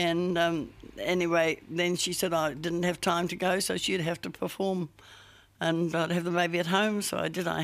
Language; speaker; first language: English; native; English